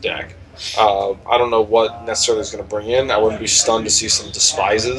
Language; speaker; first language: English; native; English